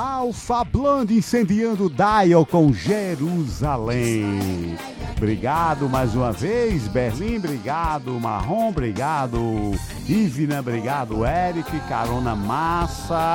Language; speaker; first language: Portuguese; native; Portuguese